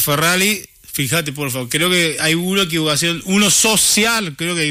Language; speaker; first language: Spanish; non-native, learner; Chinese